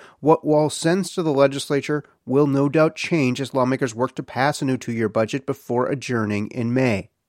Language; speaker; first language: English; native; English